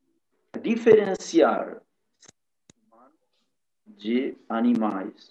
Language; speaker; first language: Spanish; non-native, learner; Portuguese